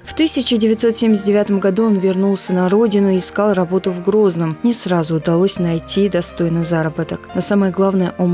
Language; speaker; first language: Russian; native; Russian